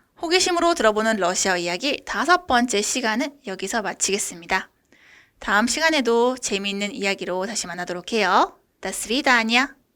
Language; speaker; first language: Korean; native; Korean